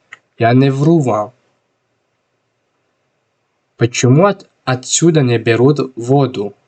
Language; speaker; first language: Russian; non-native, local second language; Tajik